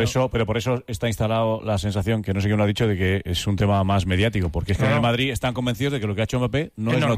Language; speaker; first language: Spanish; native; Spanish